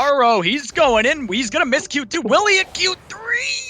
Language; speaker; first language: English; native; English